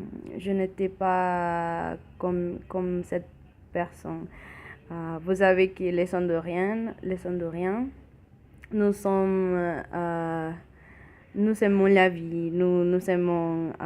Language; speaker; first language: French; non-native, learner; Spanish